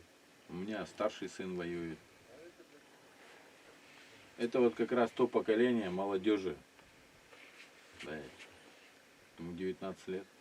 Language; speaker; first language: Russian; native; Russian